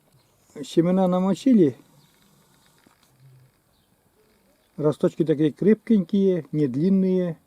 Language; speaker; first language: Russian; native; Russian